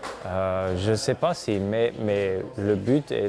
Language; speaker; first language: French; non-native, local second language; Luxembourgish